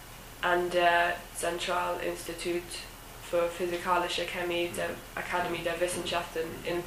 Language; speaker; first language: German; non-native, learner; English